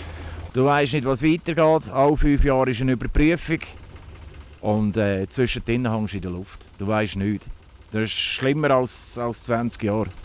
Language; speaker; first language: German; native; German